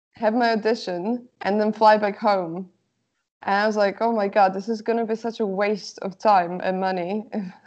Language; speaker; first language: English; non-native, fluent; Slovak